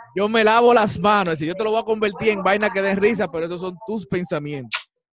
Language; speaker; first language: Spanish; native; Spanish